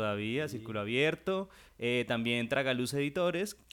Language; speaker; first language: Spanish; native; Spanish